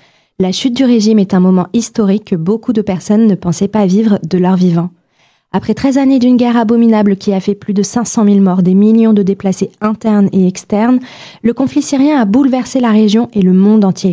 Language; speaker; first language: French; native; French